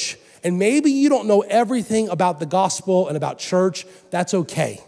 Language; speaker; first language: English; native; English